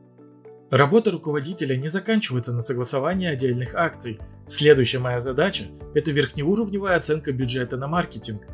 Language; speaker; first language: Russian; native; Russian